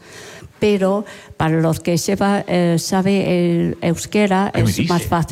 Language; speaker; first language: Spanish; non-native, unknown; Chinese